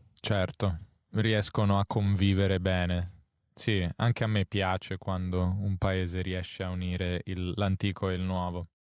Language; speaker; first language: Italian; native; Italian